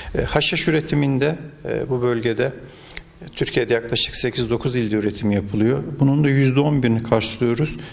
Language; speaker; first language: Turkish; native; Turkish